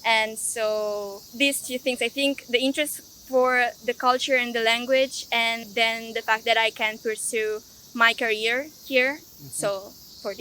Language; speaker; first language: English; non-native, fluent; Italian